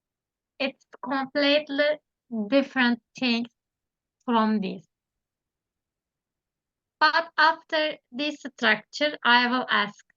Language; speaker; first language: English; non-native, learner; Turkish